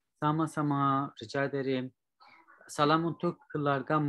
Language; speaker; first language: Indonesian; non-native, learner; Turkish